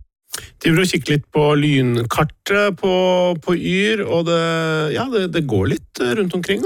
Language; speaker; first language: Norwegian; native; Norwegian